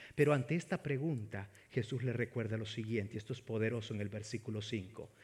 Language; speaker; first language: Spanish; native; Spanish